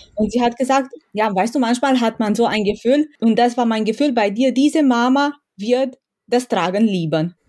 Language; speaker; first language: German; non-native, fluent; Romanian